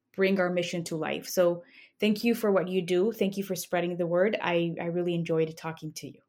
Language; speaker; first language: English; non-native, fluent; Spanish